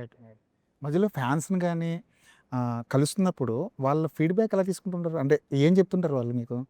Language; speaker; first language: Telugu; native; Telugu